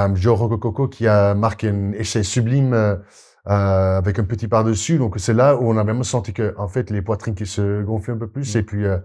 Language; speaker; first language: French; non-native, fluent; Afrikaans